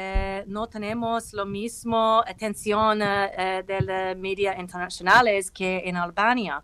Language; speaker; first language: Spanish; non-native, learner; English